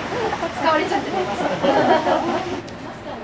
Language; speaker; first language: Japanese; native; Japanese